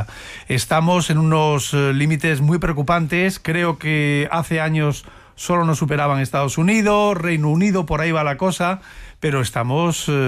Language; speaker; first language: Spanish; native; Spanish